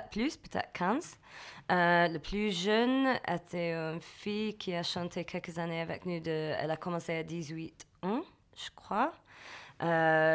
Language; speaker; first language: French; non-native, learner; English